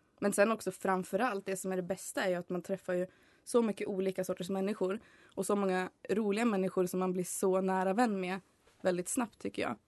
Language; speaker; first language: Swedish; native; Swedish